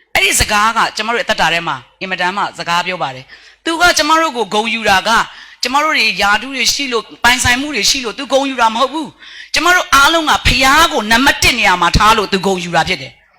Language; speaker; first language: Burmese; non-native, local second language; Hakha Chin